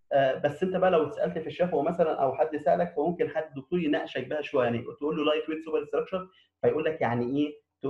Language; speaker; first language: Arabic; native; Arabic